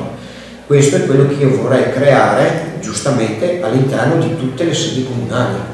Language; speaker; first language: Italian; native; Italian